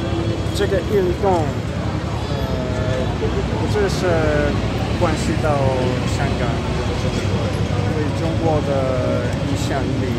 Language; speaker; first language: Chinese; non-native, learner; Italian